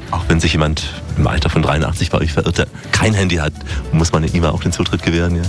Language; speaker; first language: German; native; German